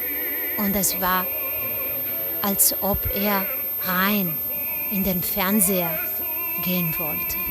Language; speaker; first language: German; non-native, learner; Italian